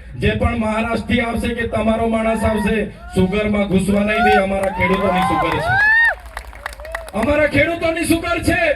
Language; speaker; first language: Gujarati; non-native, local second language; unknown